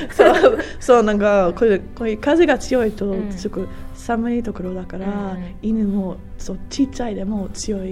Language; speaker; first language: Japanese; non-native, learner; English